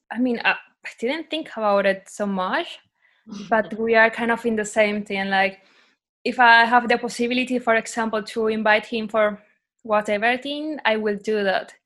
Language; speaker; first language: English; non-native, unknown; Spanish